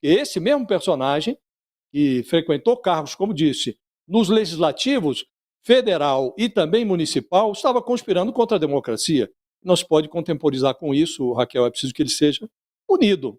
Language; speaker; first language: Portuguese; native; Portuguese